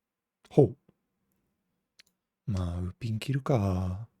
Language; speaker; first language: Japanese; non-native, fluent; English